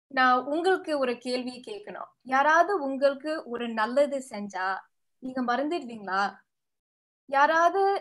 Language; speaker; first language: Tamil; early bilingual, heritage; Tamil